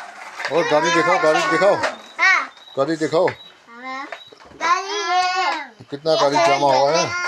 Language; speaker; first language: Hindi; non-native, local second language; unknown